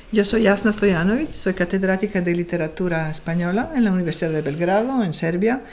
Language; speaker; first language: Spanish; non-native, fluent; Serbian